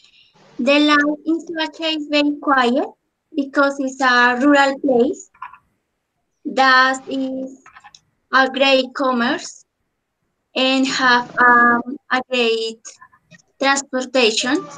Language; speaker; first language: English; non-native, learner; Spanish